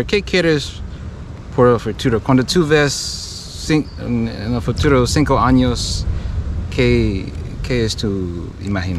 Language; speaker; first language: Spanish; non-native, learner; English